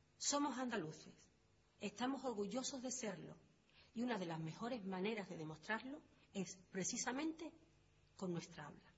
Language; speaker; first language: Spanish; native; Spanish